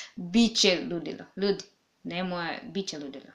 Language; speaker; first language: Serbian; non-native, learner; Swahili